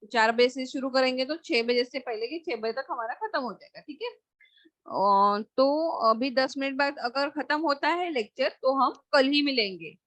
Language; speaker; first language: Hindi; non-native, local second language; Marathi